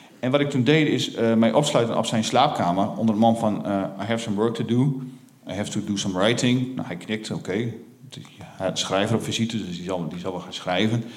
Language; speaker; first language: Dutch; native; Dutch